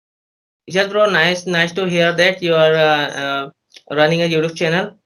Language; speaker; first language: English; non-native, learner; Hindi